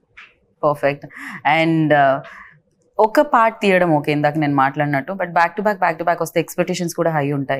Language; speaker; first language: Telugu; native; Telugu